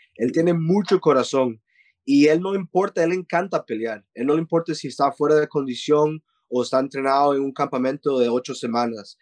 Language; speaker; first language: Spanish; early bilingual, heritage; Spanish